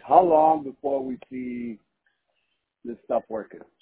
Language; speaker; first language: English; early bilingual, other home language; Spanish